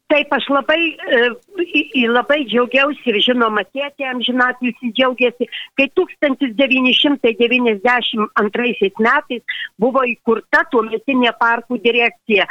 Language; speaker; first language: Lithuanian; native; Lithuanian